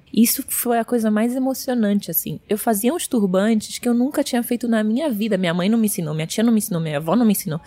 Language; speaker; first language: Portuguese; early bilingual, heritage; Portuguese